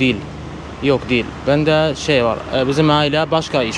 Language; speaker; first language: Turkish; non-native, learner; Arabic